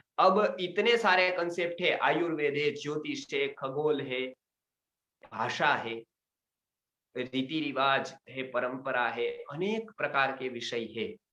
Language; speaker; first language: Hindi; non-native, local second language; Gujarati